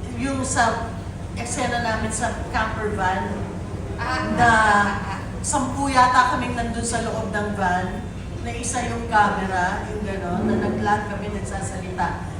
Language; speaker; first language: Filipino; native; Filipino